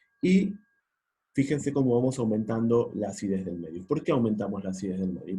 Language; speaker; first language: Spanish; native; Spanish